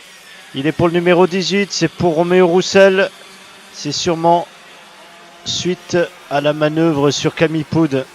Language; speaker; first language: French; native; French